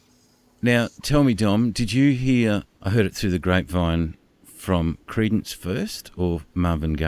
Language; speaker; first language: English; native; English